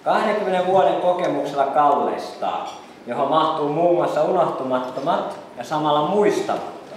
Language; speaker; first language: Finnish; native; Finnish